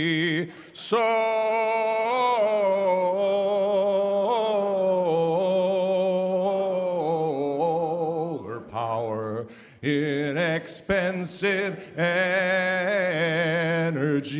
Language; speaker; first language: English; native; English